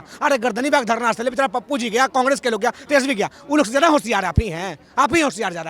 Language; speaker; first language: Hindi; native; Hindi